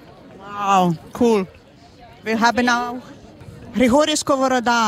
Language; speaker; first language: German; non-native, learner; Ukrainian